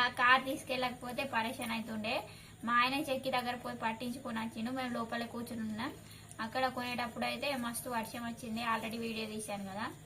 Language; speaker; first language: Telugu; native; Telugu